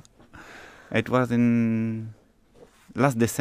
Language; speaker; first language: English; non-native, learner; French